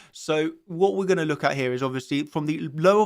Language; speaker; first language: English; native; English